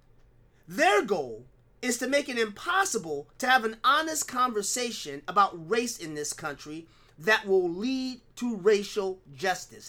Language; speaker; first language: English; native; English